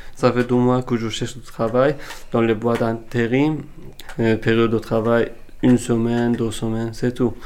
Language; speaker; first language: French; non-native, fluent; Persian